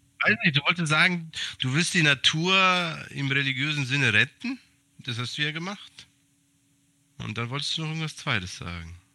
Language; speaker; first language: German; early bilingual, other home language; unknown